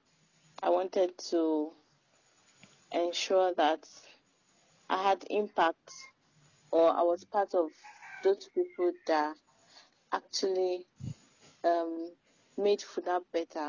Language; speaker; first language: English; non-native, local second language; Yoruba